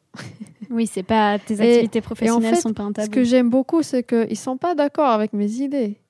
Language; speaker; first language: French; non-native, local second language; Arabic